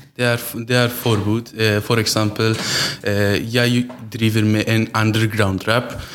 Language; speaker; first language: Norwegian; non-native, learner; Central Kurdish